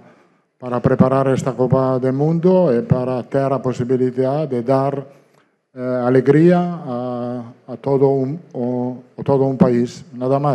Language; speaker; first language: Portuguese; non-native, learner; Italian